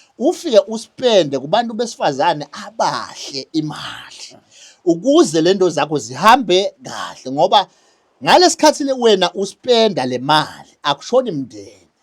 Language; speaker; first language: Zulu; native; Zulu